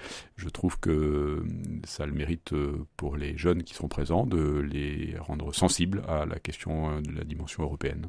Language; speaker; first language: French; native; French